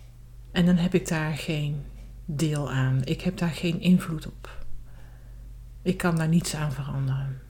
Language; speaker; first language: Dutch; native; Dutch